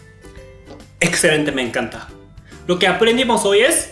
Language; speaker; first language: Spanish; non-native, learner; Japanese